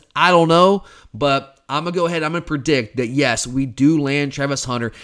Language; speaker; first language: English; native; English